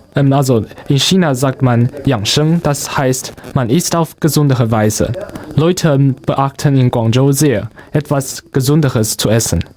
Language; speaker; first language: German; non-native, learner; Chinese